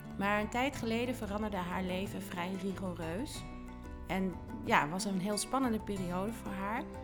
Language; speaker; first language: Dutch; native; Dutch